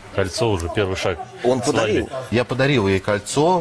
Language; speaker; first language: Russian; native; Russian